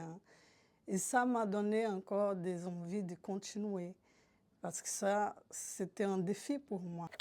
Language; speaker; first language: French; non-native, fluent; Portuguese